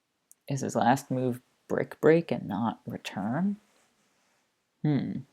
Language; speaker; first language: English; native; English